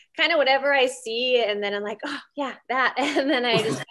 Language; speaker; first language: English; native; English